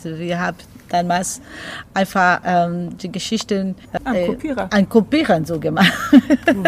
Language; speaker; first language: German; non-native, learner; Portuguese